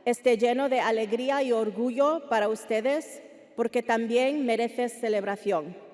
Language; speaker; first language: Spanish; early bilingual, heritage; Spanish